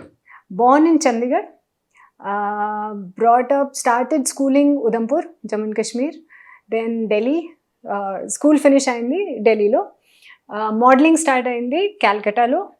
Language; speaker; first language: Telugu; non-native, local second language; Hindi